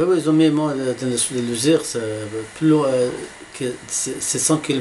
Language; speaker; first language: French; non-native, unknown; Arabic